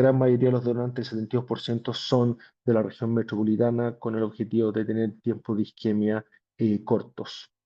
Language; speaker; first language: Spanish; native; Spanish